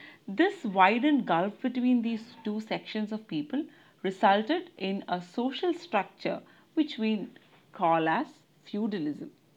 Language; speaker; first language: English; non-native, local second language; Malayalam